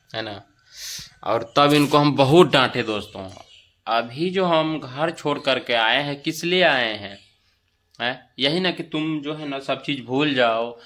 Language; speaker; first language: Hindi; native; Hindi